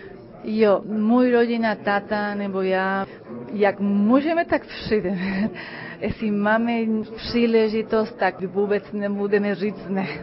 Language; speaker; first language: Czech; early bilingual, heritage; Czech